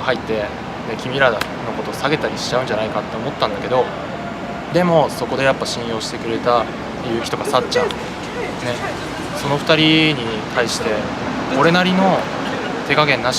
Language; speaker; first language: Japanese; native; Japanese